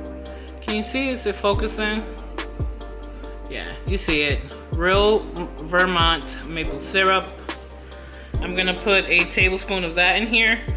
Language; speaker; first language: English; native; English